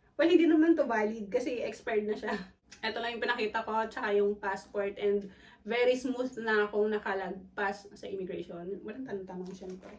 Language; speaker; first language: Filipino; non-native, local second language; Cebuano